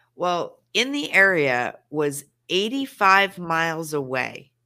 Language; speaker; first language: English; native; English